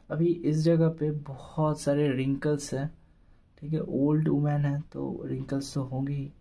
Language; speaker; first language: Hindi; non-native, local second language; Bangla